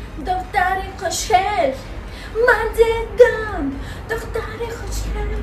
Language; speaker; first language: Persian; non-native, learner; Turkish